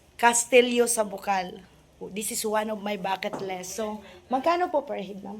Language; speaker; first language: Filipino; non-native, local second language; Cebuano